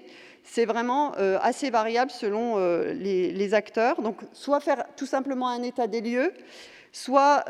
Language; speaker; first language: French; native; French